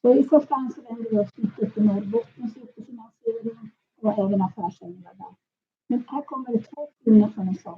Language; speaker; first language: Swedish; native; Swedish